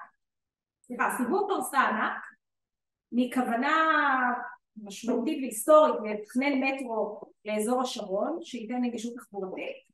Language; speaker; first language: Hebrew; native; Hebrew